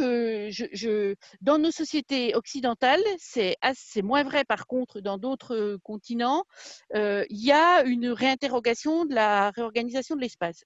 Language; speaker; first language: French; native; French